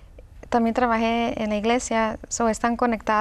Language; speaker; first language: Spanish; early bilingual, heritage; Spanish